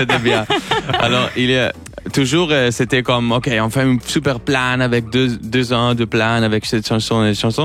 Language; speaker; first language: French; non-native, learner; Spanish